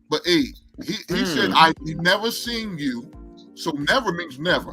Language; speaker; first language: English; native; English